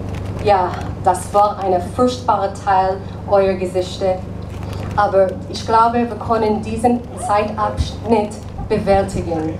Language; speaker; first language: German; non-native, learner; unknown